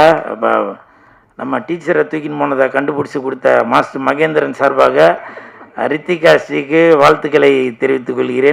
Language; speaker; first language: Tamil; native; Tamil